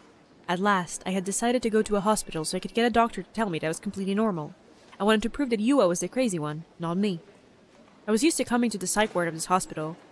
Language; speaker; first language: English; non-native, fluent; Polish